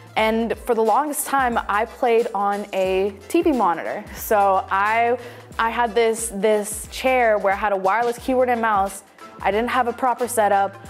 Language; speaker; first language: English; native; English